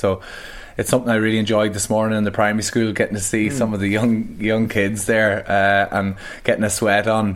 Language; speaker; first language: English; native; English